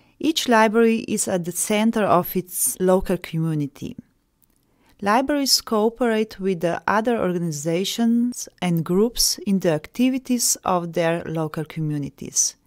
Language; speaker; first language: English; non-native, fluent; Slovenian